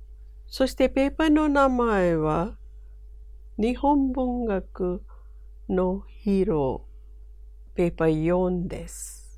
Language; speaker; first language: Japanese; non-native, fluent; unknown